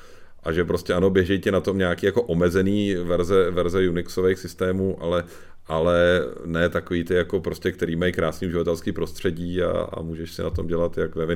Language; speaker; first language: Czech; native; Czech